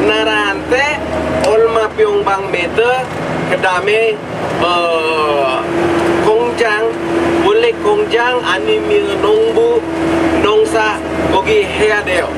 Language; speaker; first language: Korean; non-native, learner; Indonesian